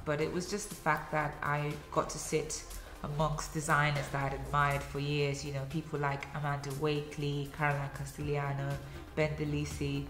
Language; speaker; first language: English; early bilingual, other home language; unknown